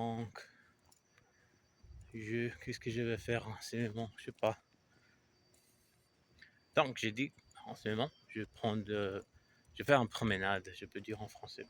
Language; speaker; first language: French; non-native, learner; Portuguese